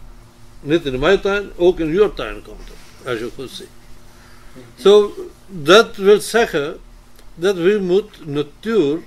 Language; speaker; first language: Dutch; non-native, fluent; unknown